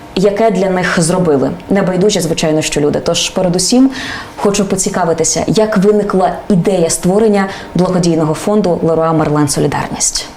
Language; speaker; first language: Ukrainian; native; Ukrainian